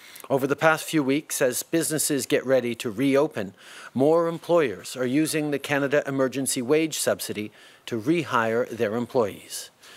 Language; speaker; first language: English; early bilingual, other home language; French